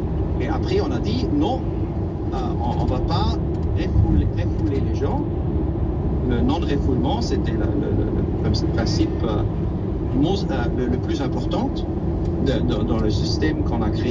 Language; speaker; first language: French; non-native, fluent; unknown